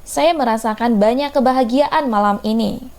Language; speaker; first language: Indonesian; native; Indonesian